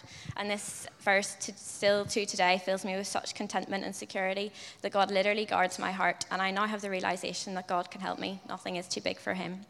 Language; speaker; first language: English; native; English